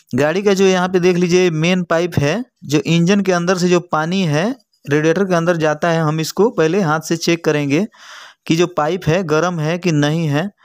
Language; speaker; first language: Hindi; native; Hindi